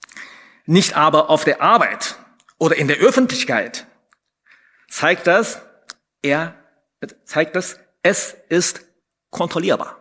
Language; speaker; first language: German; non-native, fluent; Chinese